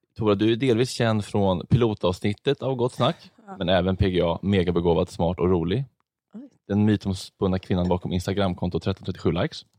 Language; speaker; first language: Swedish; native; Swedish